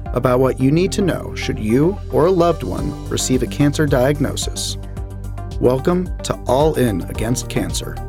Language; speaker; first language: English; native; English